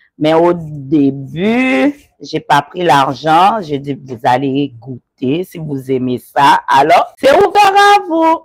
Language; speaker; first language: French; non-native, local second language; Haitian Creole